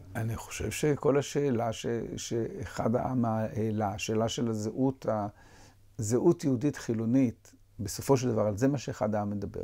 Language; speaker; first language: Hebrew; native; Hebrew